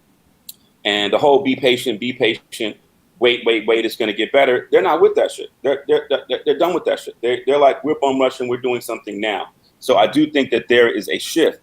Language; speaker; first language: English; native; English